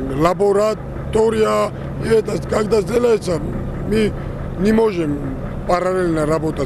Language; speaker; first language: Russian; non-native, fluent; Georgian